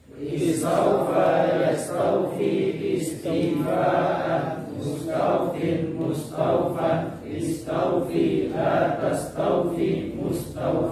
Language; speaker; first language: Arabic; non-native, learner; Indonesian